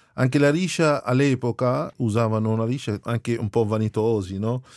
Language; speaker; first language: Italian; non-native, fluent; Arabic